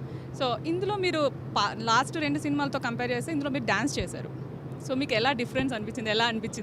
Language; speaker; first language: Telugu; native; Telugu